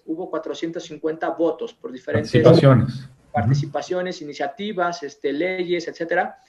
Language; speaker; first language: Spanish; native; Spanish